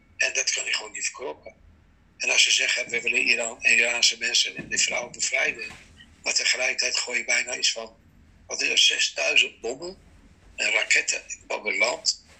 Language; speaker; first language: Dutch; non-native, fluent; Persian